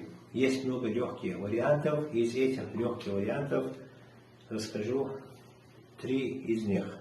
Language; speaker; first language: Russian; non-native, local second language; Chechen